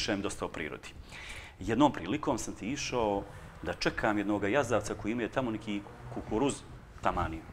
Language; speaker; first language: Serbian; native; Serbian